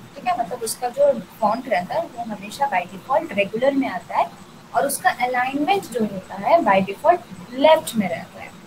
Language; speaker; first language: Hindi; non-native, local second language; Bangla